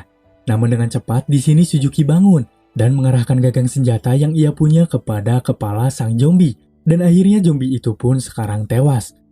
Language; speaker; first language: Indonesian; native; Indonesian